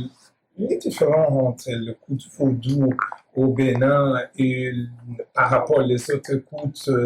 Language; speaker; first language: French; non-native, learner; Portuguese